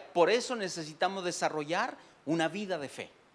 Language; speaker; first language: Spanish; native; Spanish